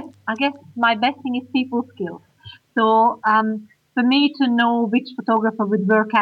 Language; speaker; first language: English; non-native, fluent; Hungarian